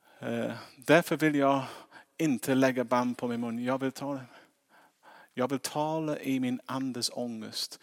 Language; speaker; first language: Swedish; non-native, fluent; English